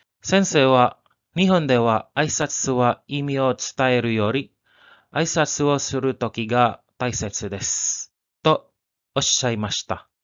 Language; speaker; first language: Japanese; non-native, learner; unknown